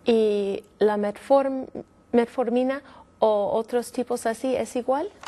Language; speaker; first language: Spanish; non-native, fluent; English